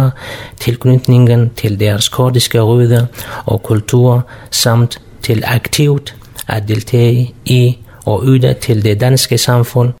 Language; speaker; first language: Danish; non-native, learner; Kurdish